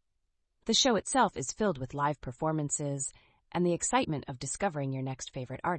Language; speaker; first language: English; native; English